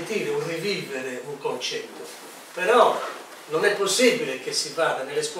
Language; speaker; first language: Italian; native; Italian